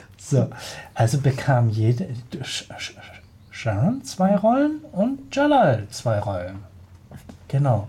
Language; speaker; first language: German; native; German